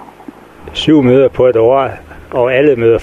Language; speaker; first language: Danish; native; Danish